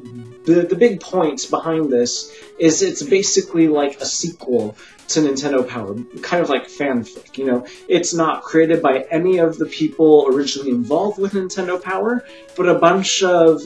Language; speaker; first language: English; native; English